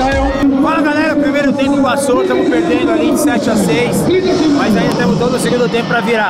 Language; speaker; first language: Portuguese; native; Portuguese